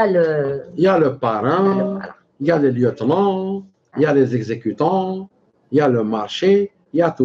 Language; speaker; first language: French; non-native, local second language; Arabic